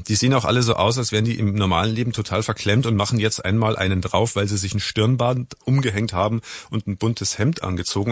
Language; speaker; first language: German; native; German